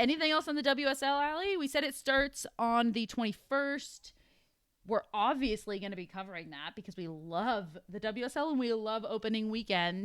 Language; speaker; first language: English; native; English